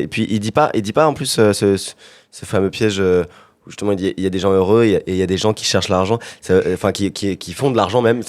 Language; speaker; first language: French; native; French